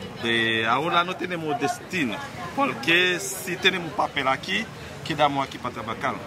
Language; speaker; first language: Spanish; non-native, learner; Haitian Creole